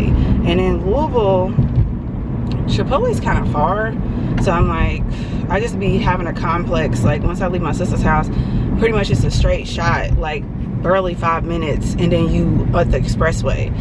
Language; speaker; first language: English; native; English